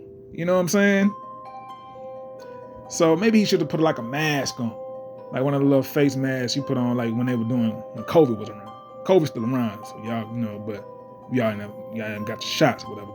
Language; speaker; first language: English; native; English